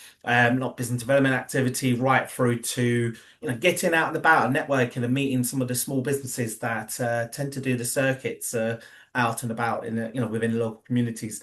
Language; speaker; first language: English; native; English